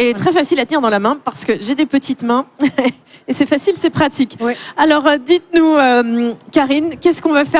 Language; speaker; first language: French; native; French